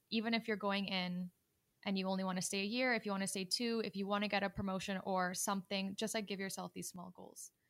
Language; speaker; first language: English; native; English